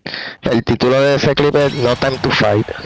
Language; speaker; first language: Spanish; native; Spanish